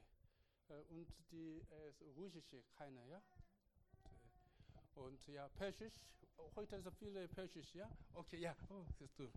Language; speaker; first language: German; non-native, learner; Korean